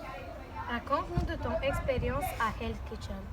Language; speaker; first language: French; non-native, learner; Bulgarian